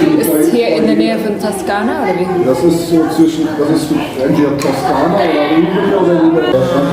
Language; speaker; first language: German; non-native, fluent; Thai